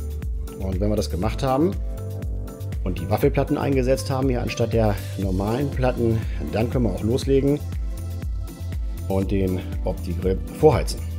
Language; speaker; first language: German; native; German